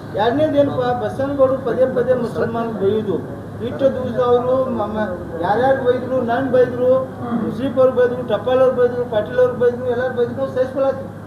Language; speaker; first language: Kannada; non-native, local second language; Urdu